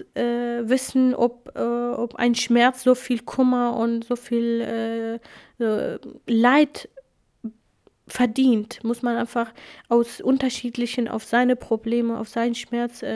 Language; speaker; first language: German; non-native, fluent; Kurdish